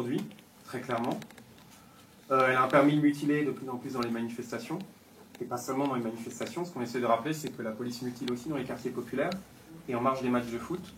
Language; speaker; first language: French; native; French